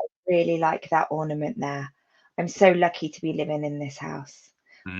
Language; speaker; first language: English; native; English